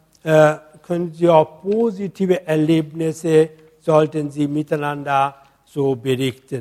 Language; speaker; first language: German; non-native, fluent; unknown